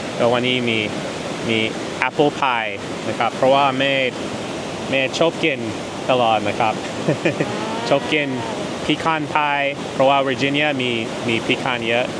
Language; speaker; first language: Thai; non-native, fluent; English